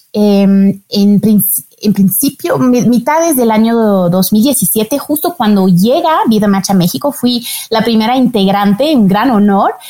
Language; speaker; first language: Spanish; non-native, fluent; French